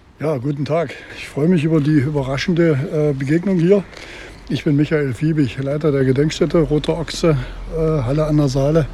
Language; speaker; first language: German; native; German